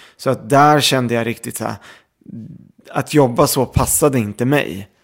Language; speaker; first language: Swedish; early bilingual, other home language; Arabic